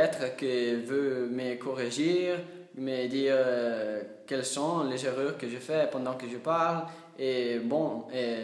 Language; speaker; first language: French; non-native, learner; Italian